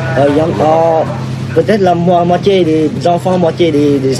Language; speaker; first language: French; non-native, fluent; Vietnamese